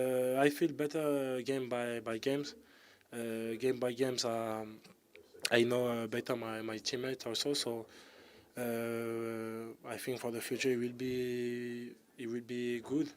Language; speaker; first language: English; non-native, learner; French